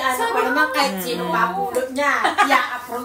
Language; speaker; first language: Filipino; native; Filipino